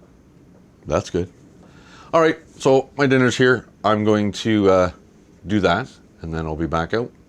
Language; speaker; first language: English; native; English